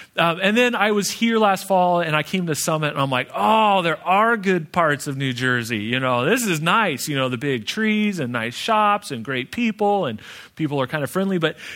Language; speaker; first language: English; native; English